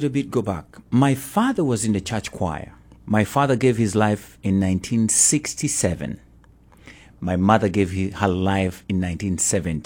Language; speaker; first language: English; non-native, local second language; Ganda